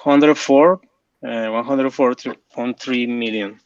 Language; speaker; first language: English; non-native, learner; Spanish